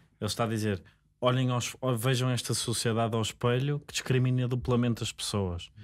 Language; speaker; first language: Portuguese; native; Portuguese